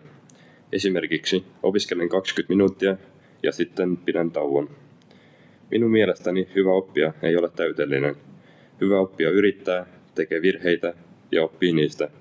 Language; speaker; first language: Finnish; non-native, learner; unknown